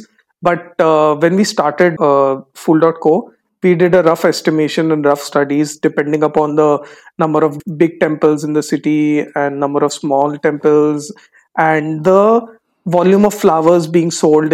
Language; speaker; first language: English; non-native, local second language; Hindi